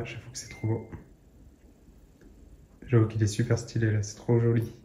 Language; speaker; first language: French; native; French